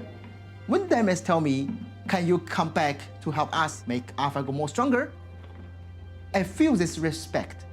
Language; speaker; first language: English; non-native, learner; Chinese